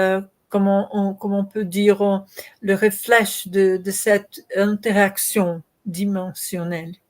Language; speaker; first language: French; non-native, learner; Portuguese